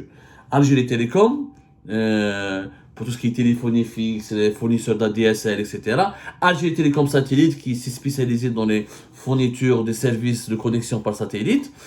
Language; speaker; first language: French; non-native, local second language; Arabic